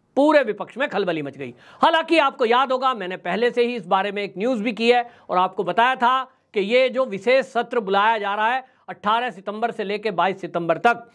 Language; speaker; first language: Hindi; native; Hindi